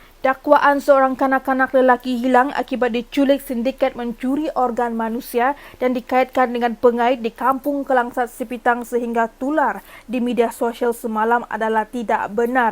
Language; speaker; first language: Malay; native; Malay